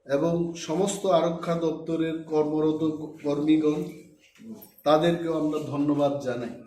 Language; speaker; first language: Bangla; non-native, local second language; Kok Borok